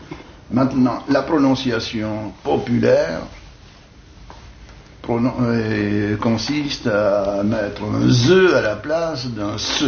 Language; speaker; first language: French; native; French